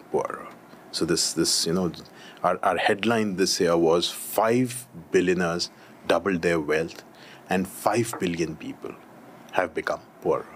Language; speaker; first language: English; non-native, local second language; Hindi